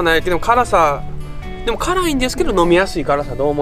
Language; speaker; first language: Japanese; native; Japanese